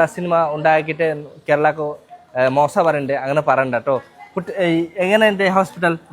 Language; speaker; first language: Malayalam; non-native, local second language; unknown